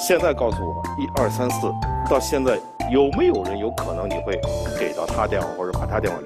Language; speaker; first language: Chinese; native; Chinese